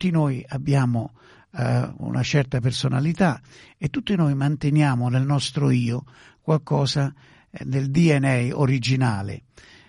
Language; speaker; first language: Italian; native; Italian